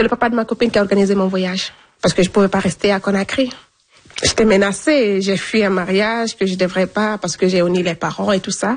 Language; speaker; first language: French; non-native, local second language; Fula